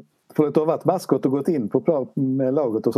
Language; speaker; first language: Swedish; native; Swedish